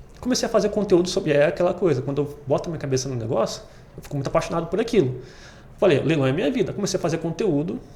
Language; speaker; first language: Portuguese; native; Portuguese